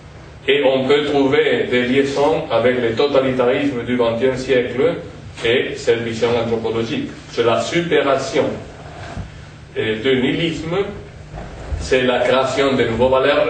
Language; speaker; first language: French; non-native, fluent; Spanish